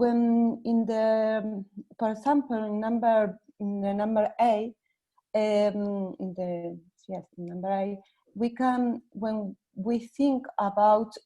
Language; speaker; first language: English; non-native, learner; Spanish